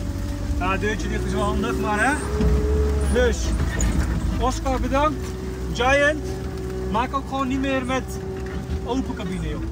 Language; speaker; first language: Dutch; native; Dutch